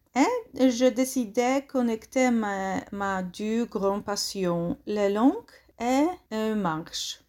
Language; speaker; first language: French; non-native, learner; Polish